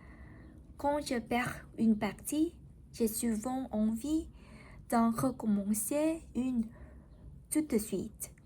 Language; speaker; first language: French; non-native, learner; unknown